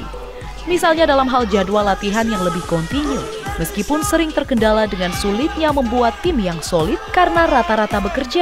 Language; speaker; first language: Indonesian; native; Indonesian